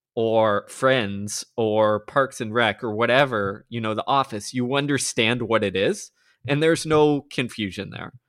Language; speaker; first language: English; native; English